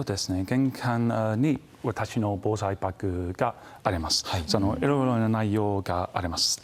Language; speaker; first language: Japanese; non-native, fluent; English